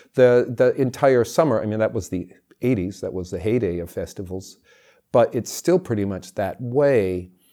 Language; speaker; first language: English; native; English